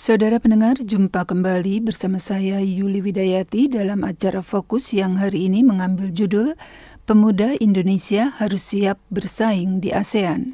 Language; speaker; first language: Indonesian; native; Indonesian